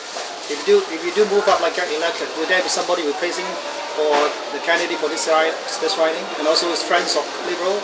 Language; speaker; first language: English; non-native, fluent; Chinese